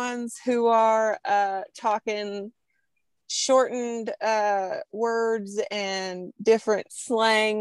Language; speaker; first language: English; native; English